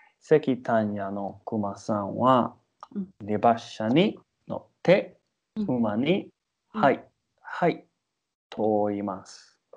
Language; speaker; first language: Japanese; non-native, learner; English